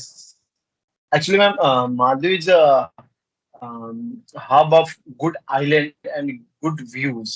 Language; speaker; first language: English; non-native, learner; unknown